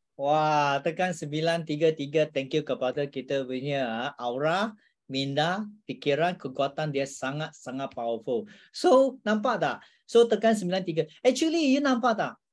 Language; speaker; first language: Malay; non-native, local second language; Chinese